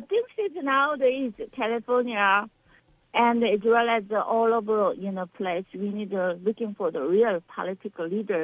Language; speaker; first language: English; non-native, learner; Korean